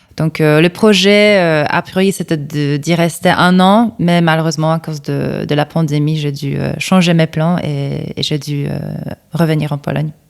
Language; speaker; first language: French; non-native, fluent; Polish